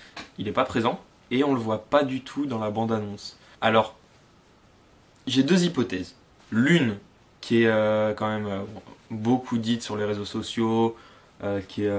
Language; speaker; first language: French; native; French